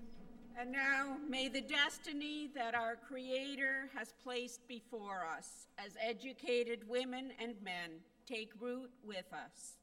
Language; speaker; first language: English; native; English